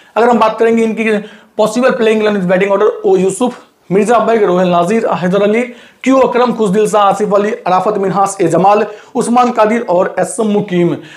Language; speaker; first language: Hindi; native; Hindi